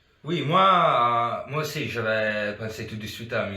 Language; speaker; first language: French; non-native, local second language; Italian